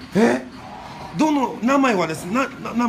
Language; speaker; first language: Japanese; non-native, learner; English